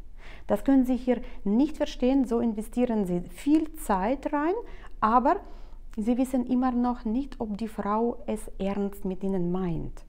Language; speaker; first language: German; non-native, fluent; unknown